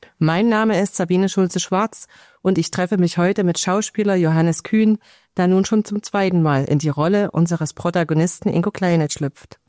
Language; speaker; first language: German; native; German